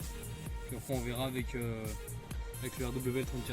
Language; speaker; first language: French; native; French